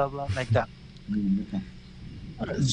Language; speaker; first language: English; non-native, learner; Indonesian